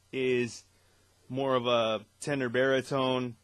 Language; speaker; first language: English; native; English